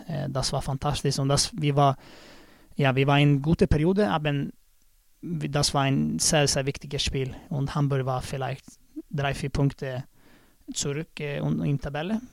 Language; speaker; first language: German; non-native, learner; Swedish